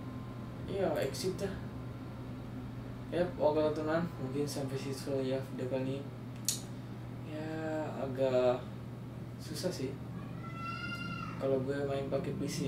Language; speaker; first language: Indonesian; native; Indonesian